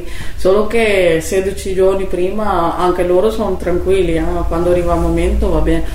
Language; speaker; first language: Italian; non-native, learner; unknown